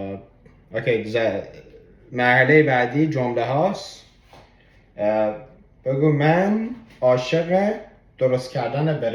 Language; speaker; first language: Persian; early bilingual, heritage; Persian